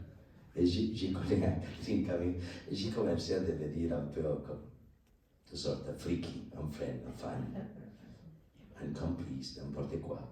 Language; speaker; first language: French; non-native, learner; Spanish